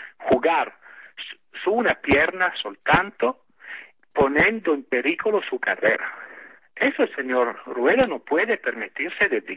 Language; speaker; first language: Spanish; non-native, fluent; Italian